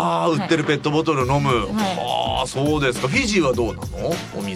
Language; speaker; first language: Japanese; native; Japanese